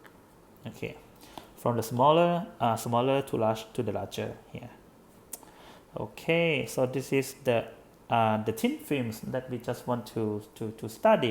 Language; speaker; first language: English; non-native, fluent; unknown